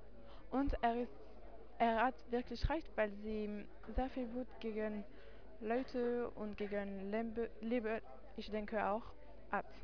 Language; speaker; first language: German; non-native, learner; French